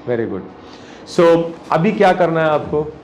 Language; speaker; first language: Hindi; non-native, local second language; Tamil